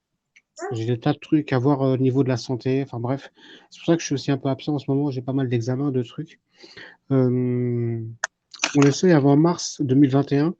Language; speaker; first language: French; native; French